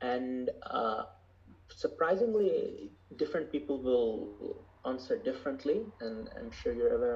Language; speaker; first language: English; non-native, local second language; Bangla